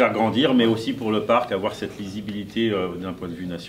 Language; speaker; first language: French; native; French